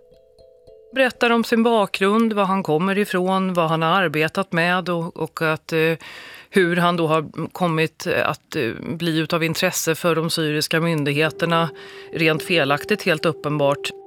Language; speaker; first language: Swedish; native; Swedish